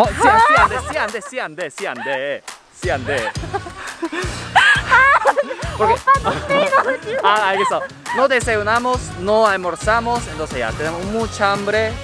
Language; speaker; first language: Spanish; early bilingual, other home language; Korean